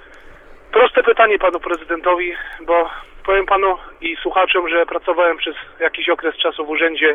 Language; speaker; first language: Polish; native; Polish